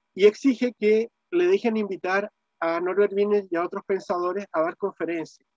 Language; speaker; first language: Spanish; native; Spanish